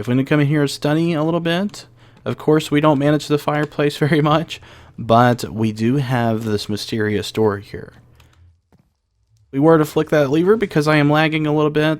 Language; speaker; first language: English; native; English